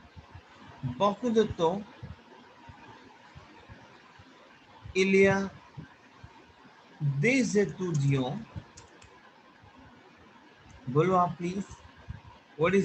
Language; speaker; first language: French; non-native, fluent; Hindi